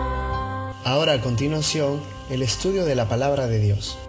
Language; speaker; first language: Spanish; native; Spanish